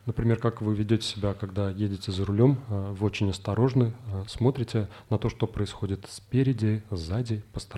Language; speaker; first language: Russian; native; Russian